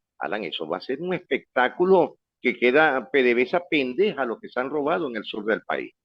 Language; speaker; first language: Spanish; native; Spanish